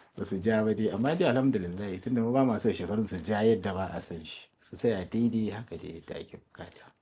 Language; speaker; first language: Hausa; native; Hausa